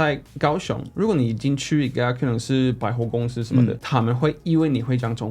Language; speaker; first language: Chinese; non-native, fluent; Swedish